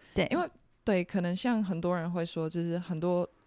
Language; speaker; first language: Chinese; non-native, fluent; Dutch